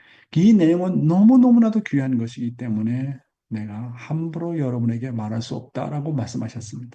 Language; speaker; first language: Korean; native; Korean